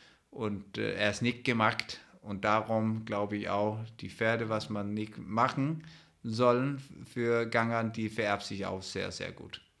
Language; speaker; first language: German; non-native, fluent; Danish